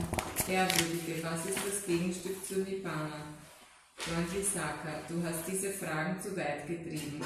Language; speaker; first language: German; native; German